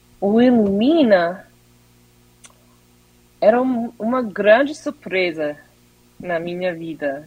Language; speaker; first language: Portuguese; non-native, fluent; English